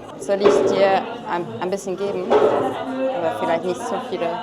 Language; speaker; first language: German; non-native, fluent; French